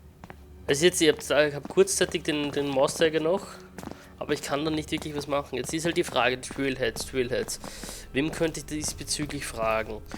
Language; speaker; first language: German; native; German